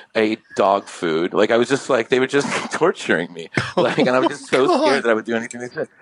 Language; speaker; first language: English; native; English